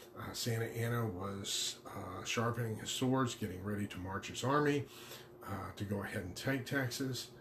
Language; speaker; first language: English; native; English